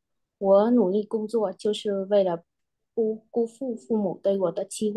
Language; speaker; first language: Chinese; non-native, learner; Vietnamese